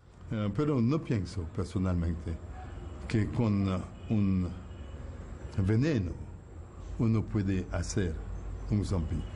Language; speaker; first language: Spanish; non-native, fluent; Haitian Creole